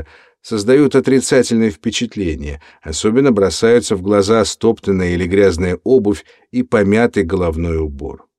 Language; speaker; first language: Russian; native; Russian